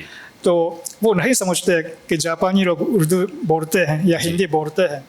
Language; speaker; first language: Hindi; non-native, fluent; Japanese